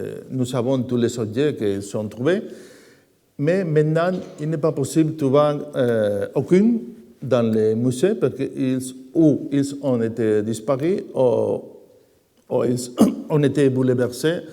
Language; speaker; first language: French; non-native, fluent; Spanish